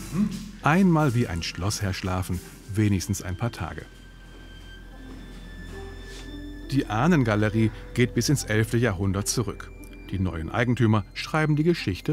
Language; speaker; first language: German; native; German